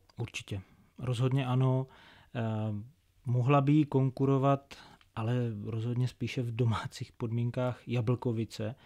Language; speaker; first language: Czech; native; Czech